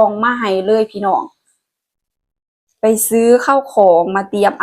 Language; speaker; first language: Thai; non-native, local second language; Lao